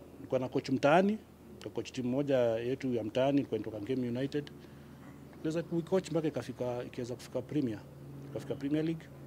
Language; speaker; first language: Swahili; native; Swahili